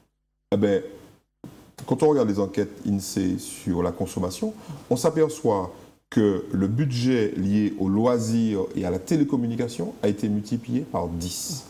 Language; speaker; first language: French; native; French